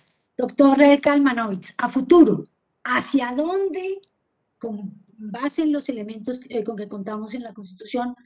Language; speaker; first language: Spanish; native; Spanish